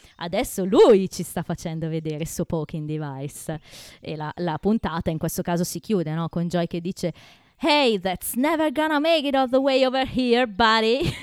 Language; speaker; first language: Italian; native; Italian